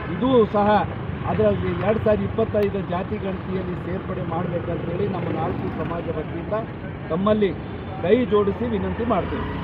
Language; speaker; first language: Kannada; non-native, local second language; Lambadi